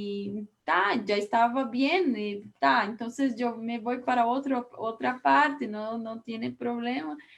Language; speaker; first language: Spanish; non-native, learner; Portuguese